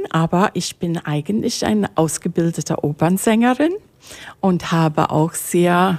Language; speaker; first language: German; non-native, fluent; English